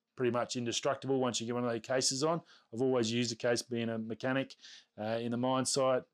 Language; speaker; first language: English; native; English